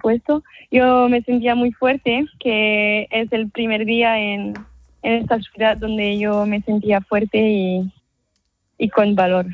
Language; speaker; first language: Spanish; non-native, fluent; French